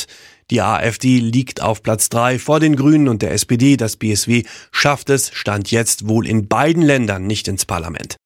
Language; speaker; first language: German; native; German